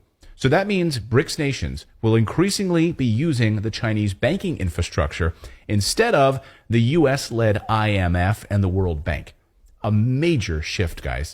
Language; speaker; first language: English; native; English